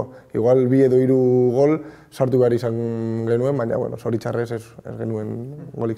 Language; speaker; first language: Basque; non-native, local second language; Spanish